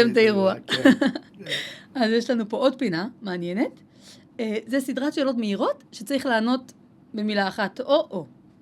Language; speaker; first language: Hebrew; native; Hebrew